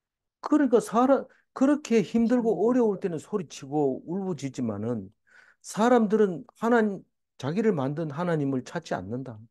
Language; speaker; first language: Korean; native; Korean